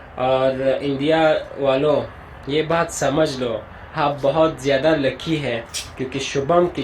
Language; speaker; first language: Hindi; non-native, learner; Persian